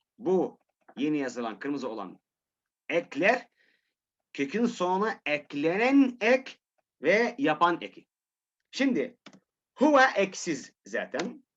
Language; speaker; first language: Turkish; non-native, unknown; Arabic